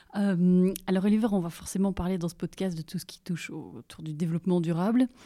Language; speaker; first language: French; native; French